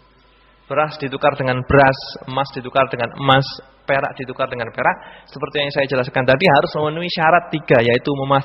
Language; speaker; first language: Indonesian; native; Indonesian